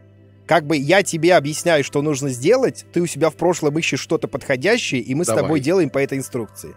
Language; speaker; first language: Russian; native; Russian